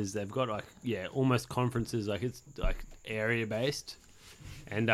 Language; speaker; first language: English; native; English